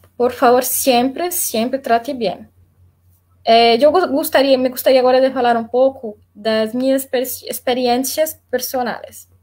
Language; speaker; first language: Spanish; non-native, learner; Portuguese